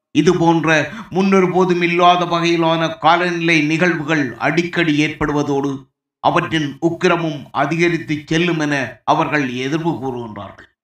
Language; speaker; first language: Tamil; native; Tamil